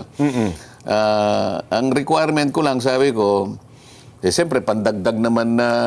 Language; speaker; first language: Filipino; non-native, local second language; Masbatenyo